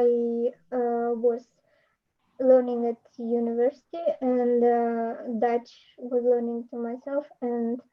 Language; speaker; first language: English; non-native, learner; Russian